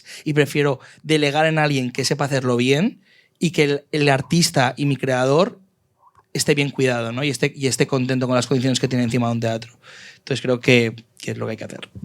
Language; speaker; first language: Spanish; native; Spanish